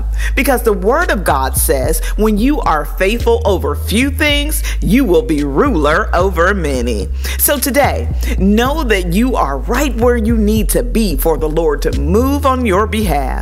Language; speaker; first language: English; native; English